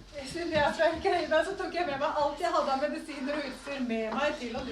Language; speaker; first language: Norwegian; early bilingual, other home language; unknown